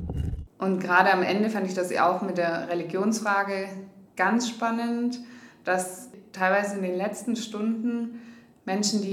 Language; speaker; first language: German; native; German